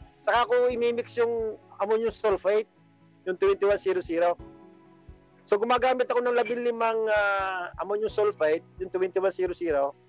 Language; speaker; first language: Filipino; native; Filipino